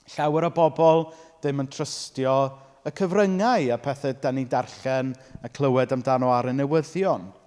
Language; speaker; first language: Welsh; native; Welsh